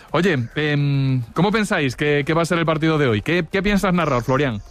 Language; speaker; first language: Spanish; native; Spanish